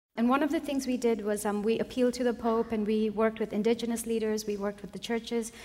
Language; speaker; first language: English; non-native, local second language; Nepali